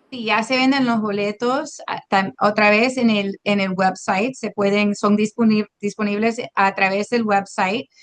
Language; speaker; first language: Spanish; non-native, local second language; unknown